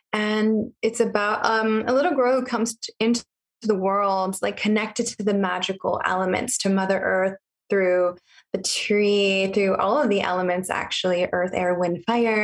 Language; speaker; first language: English; native; English